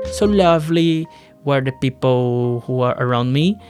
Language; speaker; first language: English; non-native, learner; Portuguese